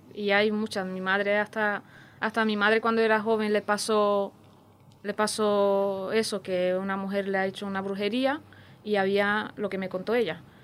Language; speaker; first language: Spanish; non-native, fluent; Romanian